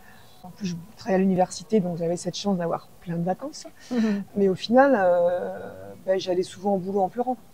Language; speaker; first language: French; native; French